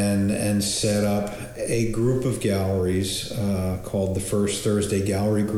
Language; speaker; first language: English; native; English